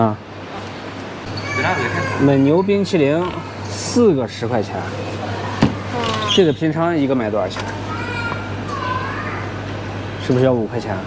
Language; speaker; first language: Chinese; native; Chinese